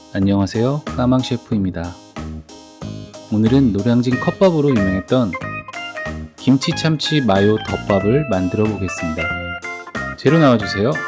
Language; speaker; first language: Korean; native; Korean